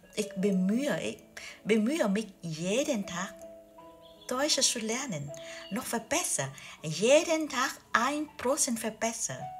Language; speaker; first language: German; non-native, learner; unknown